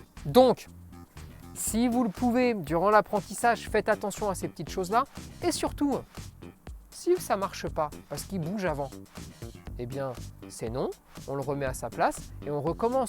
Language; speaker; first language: French; native; French